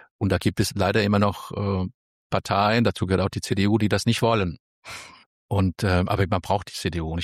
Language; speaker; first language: German; early bilingual, other home language; Spanish